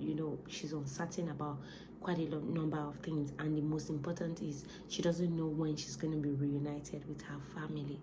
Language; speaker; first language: English; non-native, local second language; Yoruba